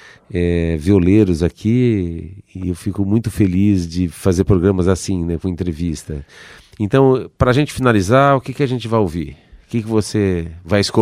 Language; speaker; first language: Portuguese; native; Portuguese